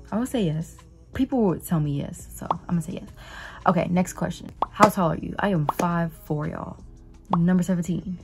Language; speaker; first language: English; native; English